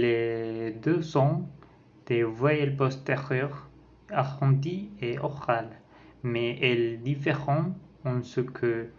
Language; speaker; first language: French; non-native, learner; Spanish